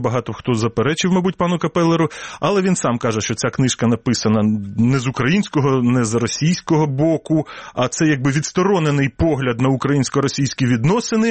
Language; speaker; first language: Ukrainian; native; Ukrainian